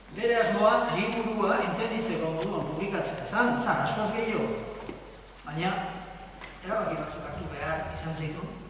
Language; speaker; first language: Basque; native; Basque